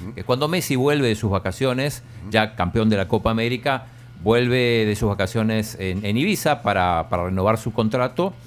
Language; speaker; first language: Spanish; native; Spanish